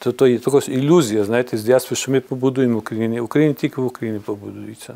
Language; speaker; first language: Ukrainian; early bilingual, heritage; Ukrainian